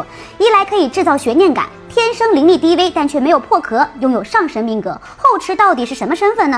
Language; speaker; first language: Chinese; native; Chinese